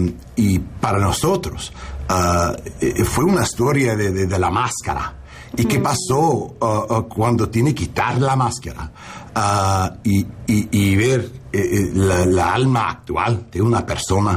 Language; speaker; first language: Spanish; non-native, learner; English